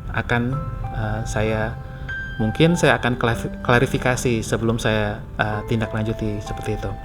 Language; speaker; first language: Indonesian; native; Indonesian